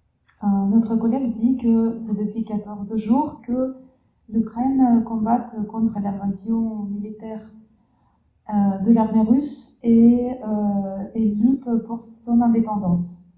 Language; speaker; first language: French; non-native, fluent; Russian